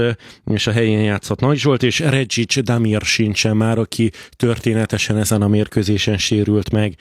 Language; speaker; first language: Hungarian; native; Hungarian